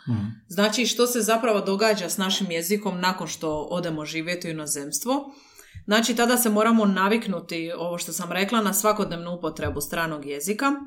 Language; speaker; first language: Croatian; native; Croatian